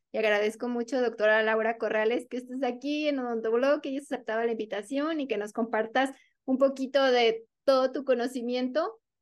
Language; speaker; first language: Spanish; native; Spanish